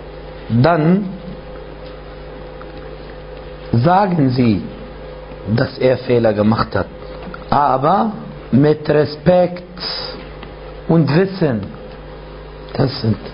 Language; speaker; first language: German; non-native, fluent; Arabic